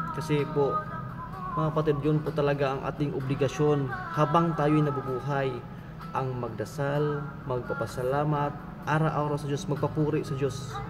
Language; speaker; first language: Filipino; non-native, local second language; Cebuano